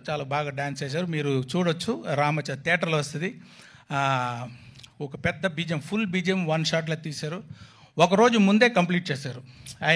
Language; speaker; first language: Telugu; non-native, local second language; Tamil